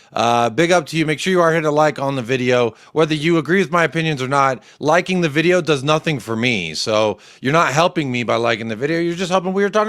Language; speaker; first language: English; native; English